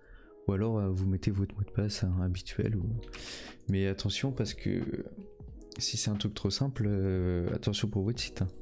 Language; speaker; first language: French; native; French